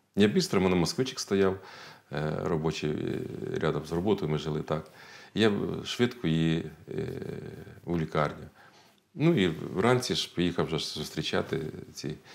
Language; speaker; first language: Ukrainian; native; Ukrainian